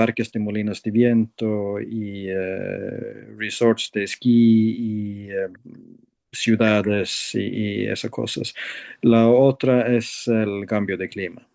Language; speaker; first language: Spanish; non-native, fluent; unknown